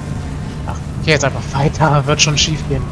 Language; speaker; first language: German; native; German